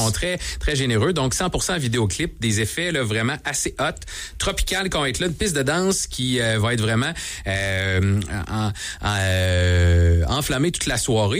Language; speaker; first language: French; native; French